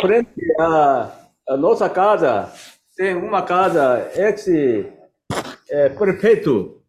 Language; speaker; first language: Portuguese; non-native, learner; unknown